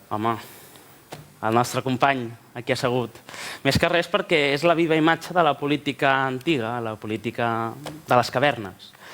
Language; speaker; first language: Catalan; early bilingual, other home language; Spanish